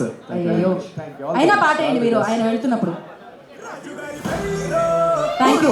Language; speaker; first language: Telugu; native; Telugu